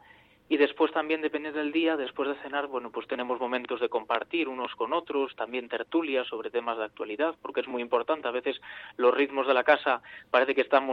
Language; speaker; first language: Spanish; native; Spanish